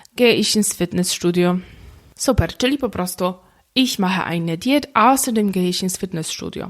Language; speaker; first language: German; non-native, fluent; Polish